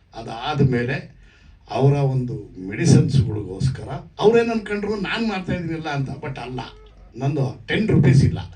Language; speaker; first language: Kannada; native; Kannada